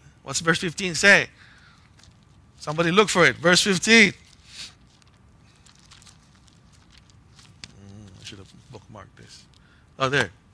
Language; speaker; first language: English; non-native, local second language; Filipino